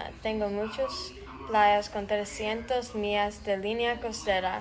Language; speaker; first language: Spanish; non-native, learner; English